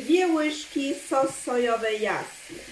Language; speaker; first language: Polish; non-native, learner; Chinese